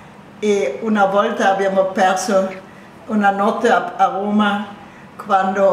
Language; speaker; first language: Italian; non-native, fluent; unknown